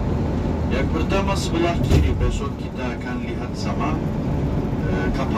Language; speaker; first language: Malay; non-native, fluent; Turkish